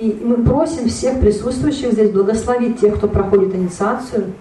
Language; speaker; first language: Russian; native; Russian